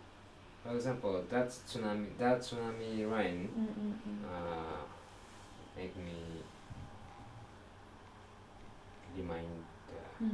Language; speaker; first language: English; non-native, learner; Japanese